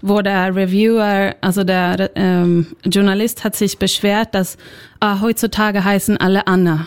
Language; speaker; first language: German; non-native, fluent; Swedish